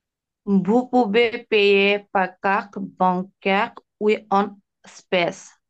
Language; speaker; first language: French; non-native, learner; Bangla